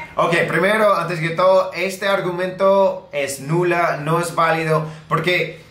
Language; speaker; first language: Spanish; non-native, fluent; English